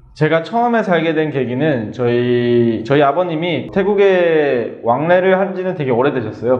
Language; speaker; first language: Korean; native; Korean